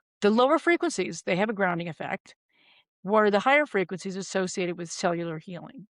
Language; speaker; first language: English; native; English